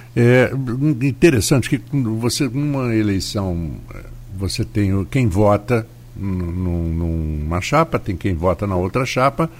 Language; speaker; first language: Portuguese; native; Portuguese